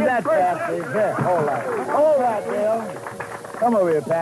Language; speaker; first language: English; native; English